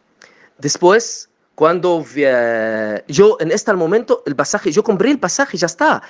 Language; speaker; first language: Spanish; non-native, learner; Arabic